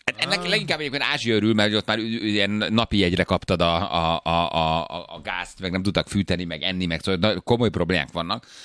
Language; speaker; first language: Hungarian; native; Hungarian